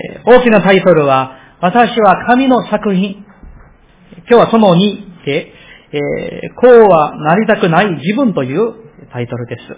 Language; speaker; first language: Japanese; non-native, fluent; Korean